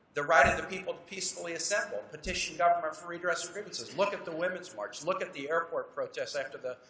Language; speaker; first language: English; native; English